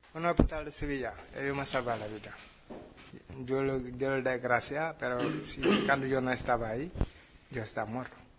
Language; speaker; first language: Spanish; non-native, learner; Wolof